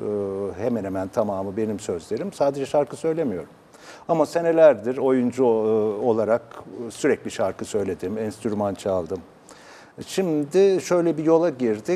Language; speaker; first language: Turkish; native; Turkish